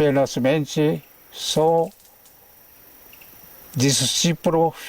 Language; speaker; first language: Portuguese; non-native, fluent; Japanese